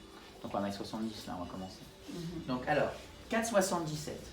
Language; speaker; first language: French; native; French